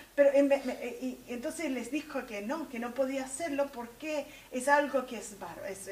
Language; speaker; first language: Spanish; early bilingual, heritage; Spanish